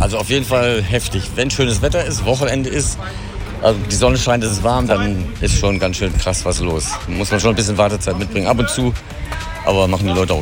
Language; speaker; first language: German; native; German